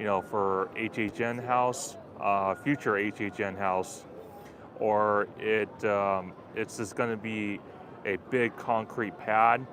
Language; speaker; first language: English; native; English